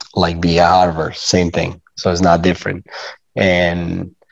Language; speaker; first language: English; non-native, fluent; Italian